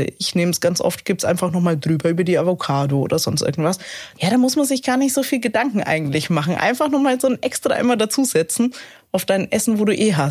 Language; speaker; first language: German; native; German